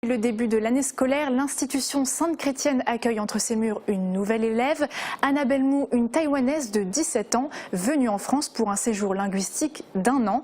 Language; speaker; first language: French; native; French